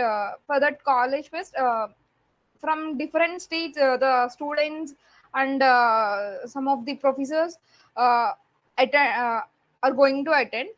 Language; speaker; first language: English; non-native, learner; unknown